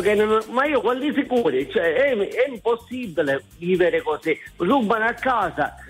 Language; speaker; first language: Italian; native; Italian